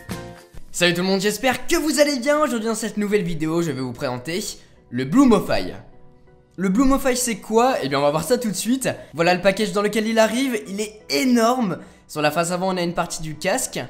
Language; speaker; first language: French; native; French